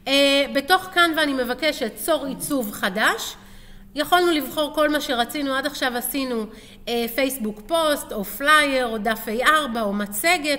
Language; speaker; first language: Hebrew; native; Hebrew